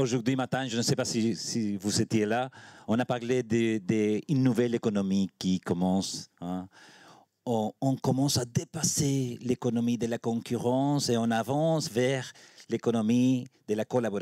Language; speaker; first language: French; non-native, learner; Spanish